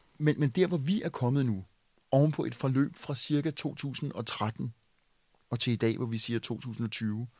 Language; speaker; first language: Danish; native; Danish